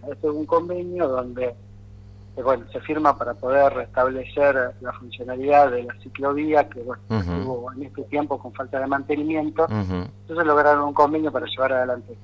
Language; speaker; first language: Spanish; native; Spanish